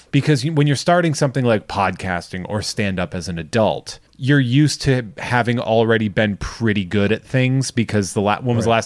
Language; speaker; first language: English; native; English